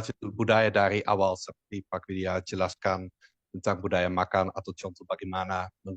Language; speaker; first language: Indonesian; non-native, fluent; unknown